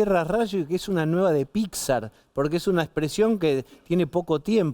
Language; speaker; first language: Spanish; native; Spanish